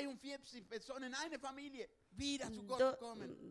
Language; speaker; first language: German; non-native, learner; Spanish